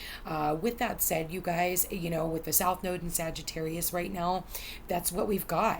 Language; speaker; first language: English; native; English